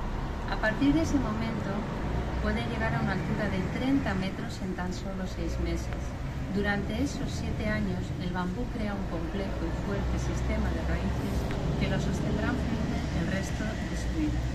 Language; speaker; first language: Spanish; native; Spanish